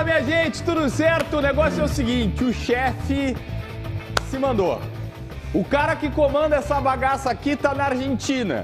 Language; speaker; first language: Portuguese; native; Portuguese